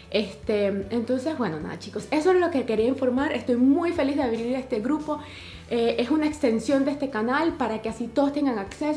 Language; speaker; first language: Spanish; native; Spanish